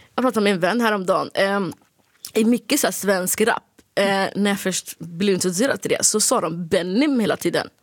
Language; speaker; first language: Swedish; early bilingual, other home language; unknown